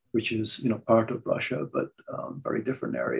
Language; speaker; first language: English; native; English